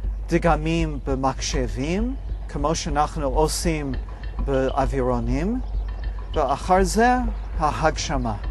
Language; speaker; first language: Hebrew; non-native, fluent; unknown